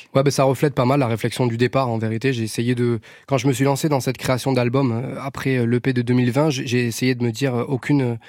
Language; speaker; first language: French; native; French